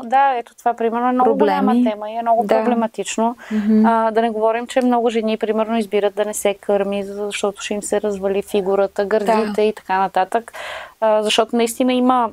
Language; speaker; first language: Bulgarian; native; Bulgarian